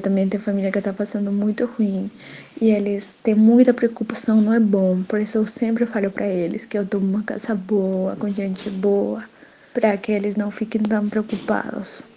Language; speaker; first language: Portuguese; non-native, learner; Spanish